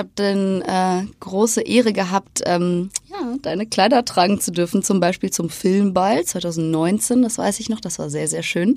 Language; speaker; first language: German; native; German